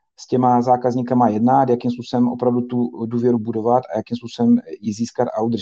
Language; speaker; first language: Czech; native; Czech